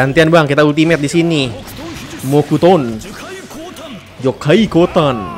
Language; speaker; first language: Indonesian; native; Indonesian